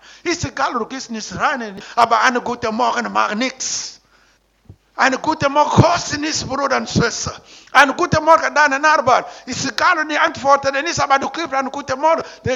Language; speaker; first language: German; non-native, learner; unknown